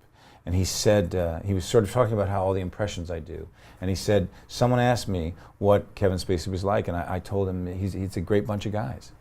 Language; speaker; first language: English; native; English